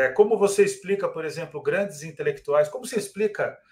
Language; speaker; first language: Portuguese; native; Portuguese